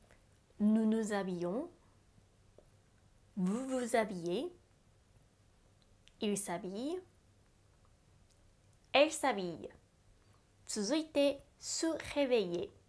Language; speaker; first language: French; non-native, fluent; Japanese